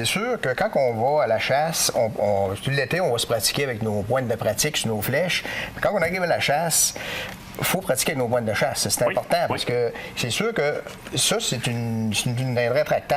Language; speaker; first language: French; native; French